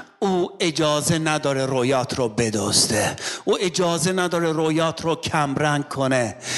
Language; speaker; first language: Persian; non-native, local second language; Armenian